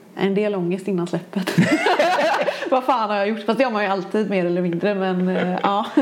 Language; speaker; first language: Swedish; native; Swedish